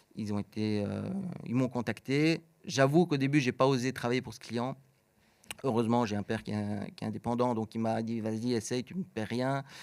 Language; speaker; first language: French; native; French